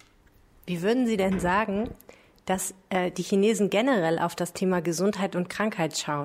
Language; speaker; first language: German; native; German